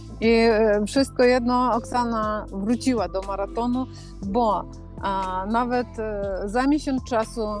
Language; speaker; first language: Polish; non-native, fluent; Ukrainian